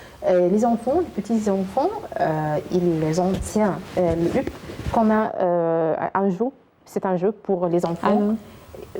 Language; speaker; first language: French; non-native, learner; Arabic